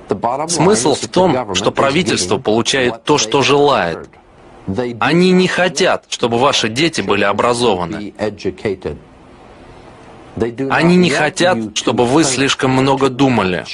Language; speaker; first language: Russian; native; Russian